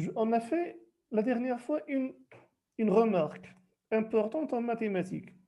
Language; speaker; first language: French; non-native, local second language; Arabic